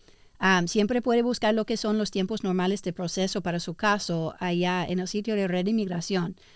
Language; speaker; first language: Spanish; early bilingual, heritage; English